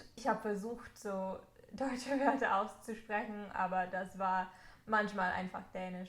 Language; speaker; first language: German; non-native, fluent; English